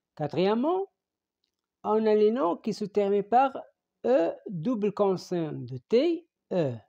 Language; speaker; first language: French; non-native, local second language; Arabic